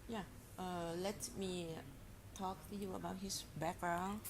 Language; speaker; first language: English; non-native, learner; Thai